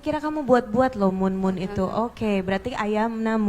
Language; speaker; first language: Indonesian; native; Indonesian